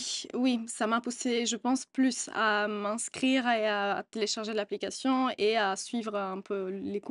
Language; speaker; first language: French; non-native, fluent; Italian